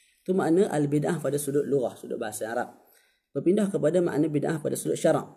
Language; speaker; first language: Malay; native; Malay